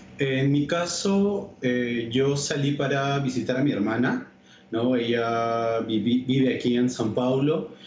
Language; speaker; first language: Spanish; native; Spanish